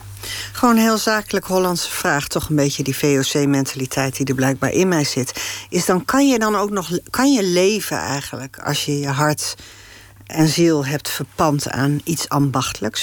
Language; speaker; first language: Dutch; native; Dutch